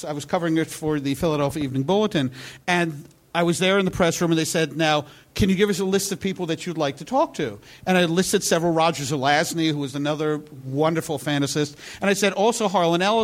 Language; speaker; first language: English; native; English